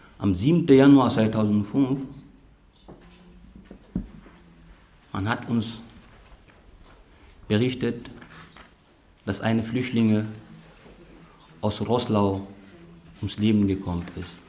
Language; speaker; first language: German; non-native, fluent; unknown